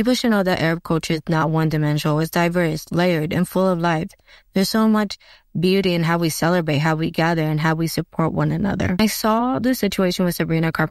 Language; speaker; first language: English; non-native, local second language; Arabic